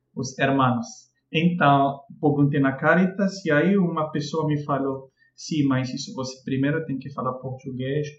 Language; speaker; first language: Portuguese; non-native, fluent; Arabic